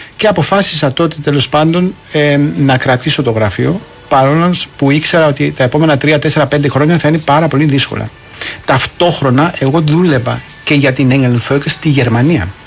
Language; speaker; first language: Greek; early bilingual, heritage; Greek